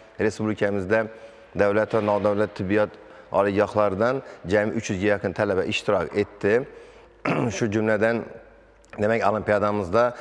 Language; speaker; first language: Uzbek; native; Uzbek